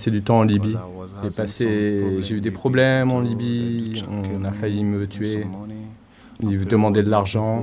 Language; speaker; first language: French; non-native, learner; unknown